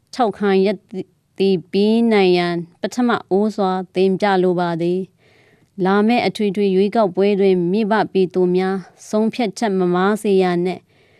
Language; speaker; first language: Burmese; non-native, local second language; Tedim Chin